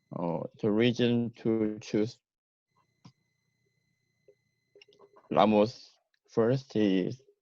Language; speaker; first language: English; non-native, learner; Korean